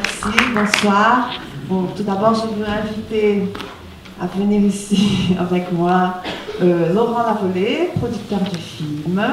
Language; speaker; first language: French; non-native, fluent; Portuguese